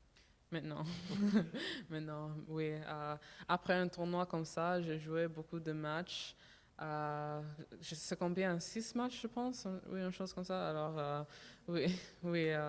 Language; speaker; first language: French; non-native, learner; English